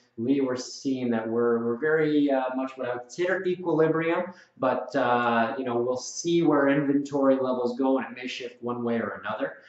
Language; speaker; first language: English; native; English